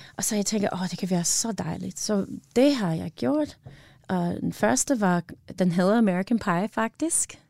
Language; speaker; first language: Danish; non-native, learner; English